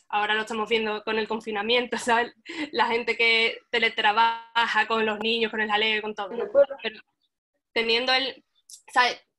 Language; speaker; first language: Spanish; native; Spanish